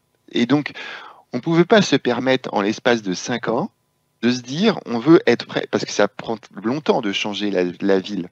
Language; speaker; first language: French; native; French